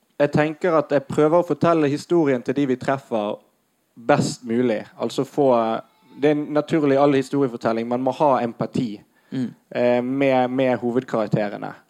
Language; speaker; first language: Norwegian; native; Norwegian